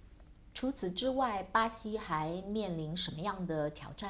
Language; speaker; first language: Chinese; native; Chinese